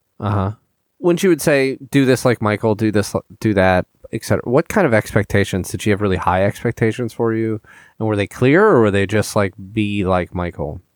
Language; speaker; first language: English; native; English